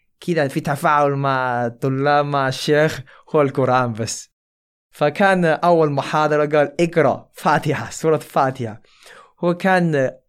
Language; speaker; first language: Arabic; non-native, fluent; Chinese